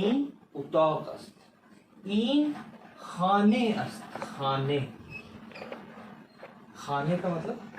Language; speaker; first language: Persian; non-native, fluent; Urdu